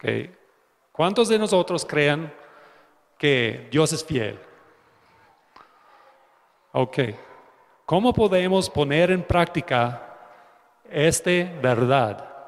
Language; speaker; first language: Spanish; non-native, fluent; English